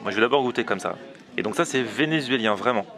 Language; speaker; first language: French; native; French